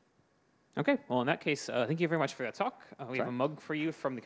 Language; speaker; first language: English; native; English